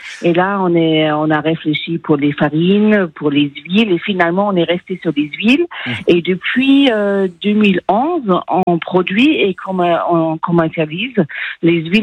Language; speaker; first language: French; non-native, fluent; German